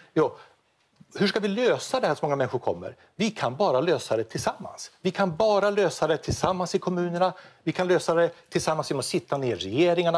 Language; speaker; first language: Swedish; native; Swedish